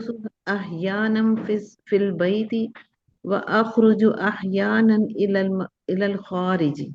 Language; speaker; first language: Arabic; non-native, learner; Urdu